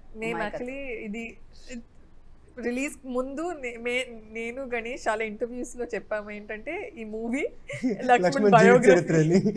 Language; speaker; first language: Telugu; non-native, fluent; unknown